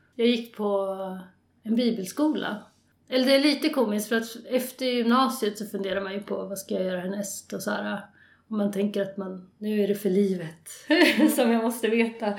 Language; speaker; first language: Swedish; native; Swedish